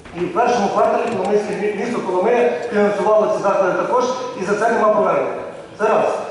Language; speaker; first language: Ukrainian; native; Ukrainian